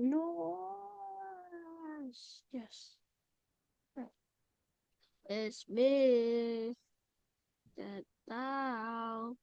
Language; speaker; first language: English; non-native, learner; Vietnamese